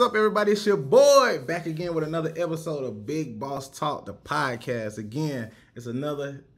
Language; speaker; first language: English; native; English